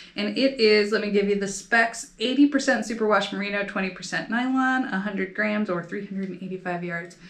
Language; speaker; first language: English; native; English